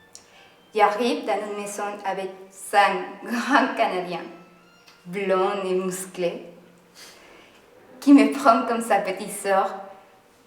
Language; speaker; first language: French; non-native, learner; Spanish